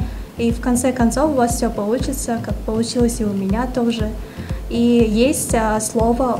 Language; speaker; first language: Russian; non-native, local second language; Kazakh